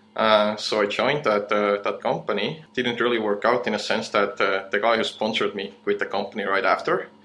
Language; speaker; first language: English; non-native, fluent; Estonian